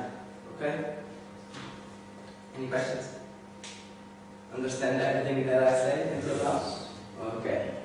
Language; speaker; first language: English; non-native, learner; Portuguese